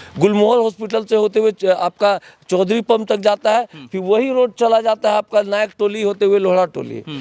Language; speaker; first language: Hindi; native; Hindi